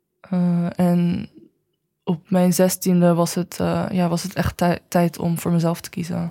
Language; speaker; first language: Dutch; early bilingual, other home language; Chinese